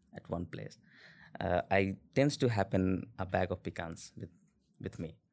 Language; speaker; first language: English; non-native, local second language; Hindi